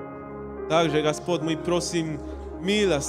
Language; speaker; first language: Russian; non-native, learner; Spanish